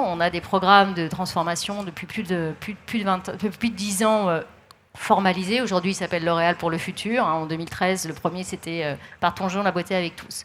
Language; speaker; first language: French; native; French